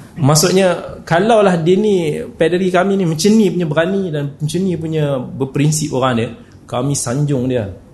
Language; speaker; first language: Malay; native; Malay